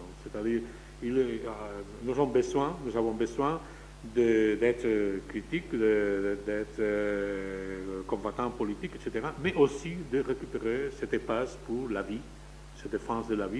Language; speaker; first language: French; non-native, fluent; Spanish